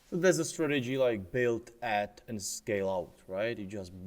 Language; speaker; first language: English; non-native, fluent; Czech